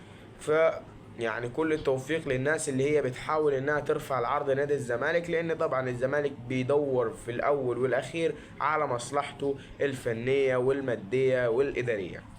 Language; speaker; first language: Arabic; native; Arabic